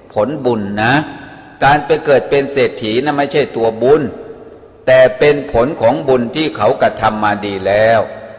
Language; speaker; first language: Thai; native; Thai